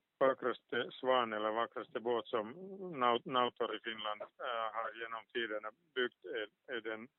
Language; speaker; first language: Swedish; non-native, local second language; Finnish